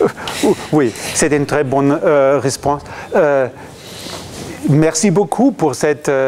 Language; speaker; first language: French; non-native, fluent; German